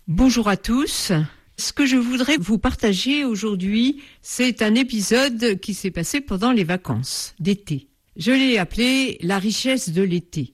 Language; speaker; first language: French; native; French